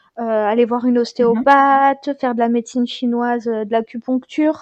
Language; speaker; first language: French; native; French